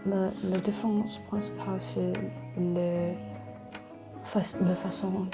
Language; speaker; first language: French; non-native, learner; English